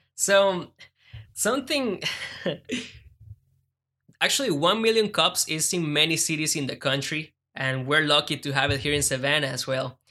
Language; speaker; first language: English; non-native, fluent; Spanish